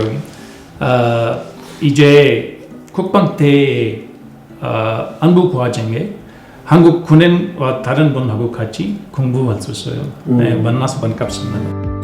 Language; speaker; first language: Korean; non-native, learner; Urdu